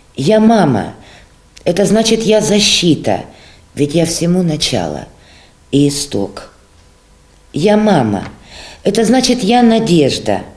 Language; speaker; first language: Russian; native; Russian